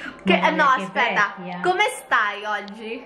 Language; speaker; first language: Italian; non-native, fluent; Filipino